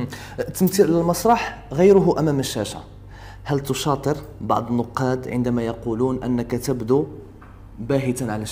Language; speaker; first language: Arabic; native; Arabic